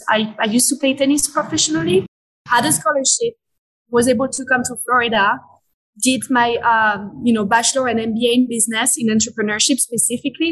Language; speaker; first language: English; non-native, fluent; French